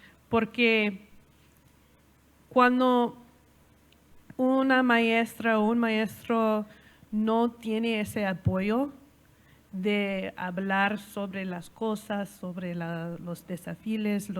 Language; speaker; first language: Spanish; non-native, learner; English